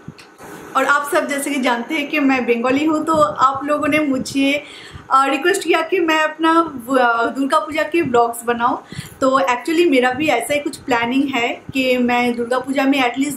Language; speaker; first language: Hindi; non-native, local second language; Bangla